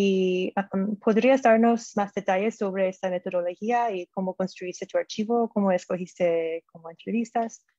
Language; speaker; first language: Spanish; non-native, fluent; English